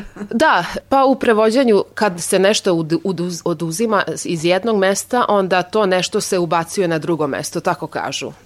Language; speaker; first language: Serbian; non-native, local second language; Hungarian